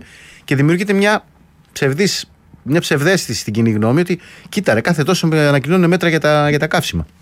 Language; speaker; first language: Greek; native; Greek